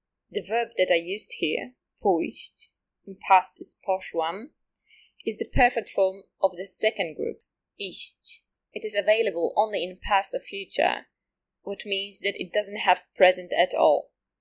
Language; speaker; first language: English; non-native, fluent; Polish